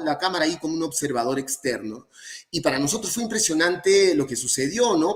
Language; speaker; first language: Spanish; native; Spanish